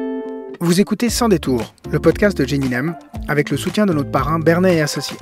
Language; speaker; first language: French; native; French